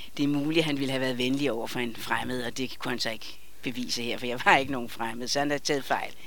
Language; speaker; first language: Danish; native; Danish